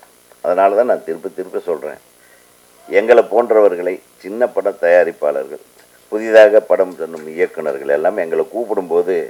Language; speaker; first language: Tamil; native; Tamil